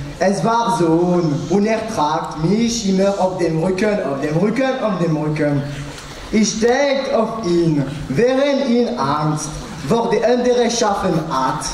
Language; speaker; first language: German; non-native, local second language; French